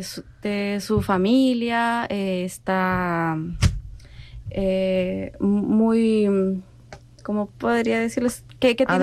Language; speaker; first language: Catalan; non-native, learner; Spanish